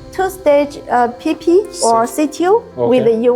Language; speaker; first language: English; non-native, learner; Chinese